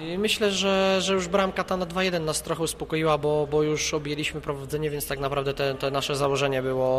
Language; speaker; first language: Polish; native; Polish